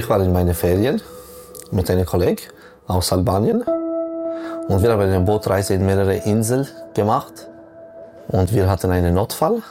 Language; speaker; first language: German; non-native, local second language; French